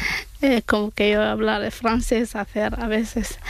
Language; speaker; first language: Spanish; non-native, learner; Arabic